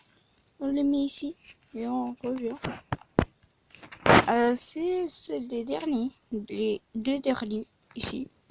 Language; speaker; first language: French; non-native, learner; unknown